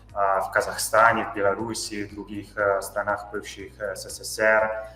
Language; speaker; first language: Russian; non-native, fluent; Italian